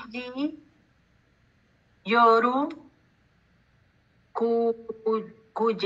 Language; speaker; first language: Japanese; non-native, learner; Spanish